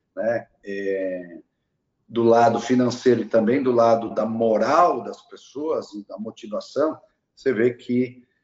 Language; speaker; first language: Portuguese; native; Portuguese